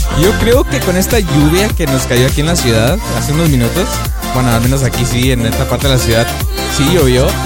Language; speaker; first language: Spanish; native; Spanish